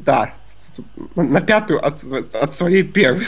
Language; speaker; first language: Russian; native; Russian